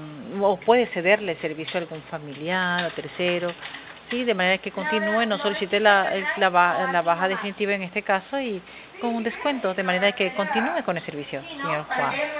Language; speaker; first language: Spanish; native; Spanish